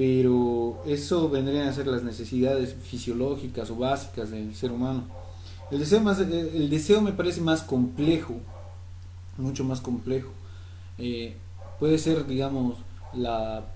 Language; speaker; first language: Spanish; native; Spanish